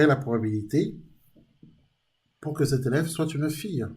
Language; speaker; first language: French; native; French